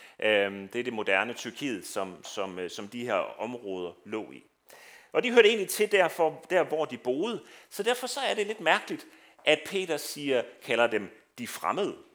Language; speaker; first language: Danish; native; Danish